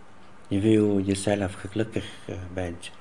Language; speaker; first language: Dutch; non-native, fluent; Vietnamese